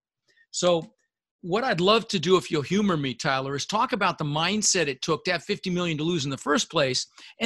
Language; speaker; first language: English; early bilingual, other home language; Dutch